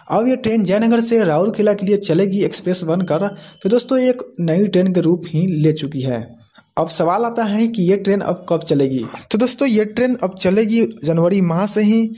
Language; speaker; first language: Hindi; native; Hindi